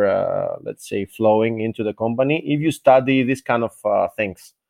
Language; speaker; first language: English; non-native, fluent; Greek